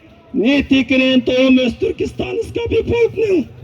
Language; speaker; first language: Swedish; non-native, learner; Uyghur